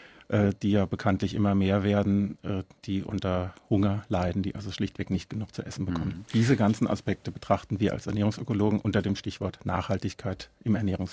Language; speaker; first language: German; native; German